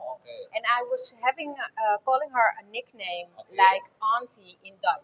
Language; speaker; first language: English; non-native, fluent; Dutch